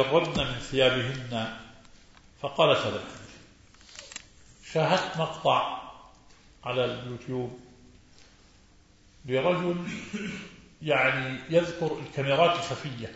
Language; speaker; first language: Arabic; native; Arabic